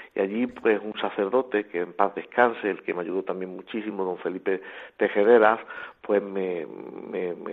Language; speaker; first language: Spanish; native; Spanish